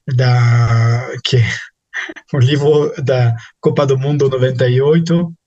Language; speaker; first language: Portuguese; non-native, fluent; French